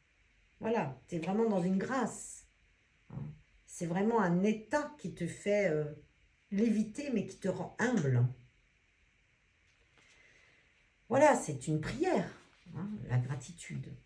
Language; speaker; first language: French; native; French